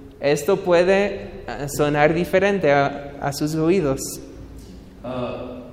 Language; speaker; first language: Spanish; non-native, learner; English